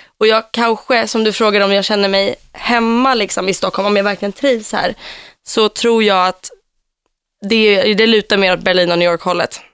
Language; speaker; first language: Swedish; early bilingual, heritage; Swedish